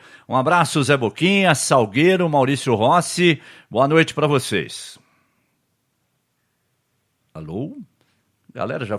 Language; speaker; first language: Portuguese; native; Portuguese